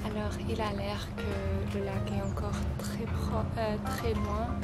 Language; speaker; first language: French; non-native, learner; English